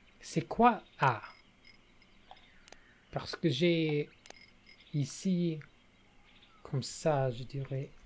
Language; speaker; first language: French; non-native, learner; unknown